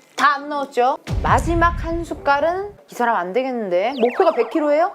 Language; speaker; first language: Korean; native; Korean